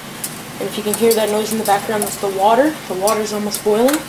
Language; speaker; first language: English; native; English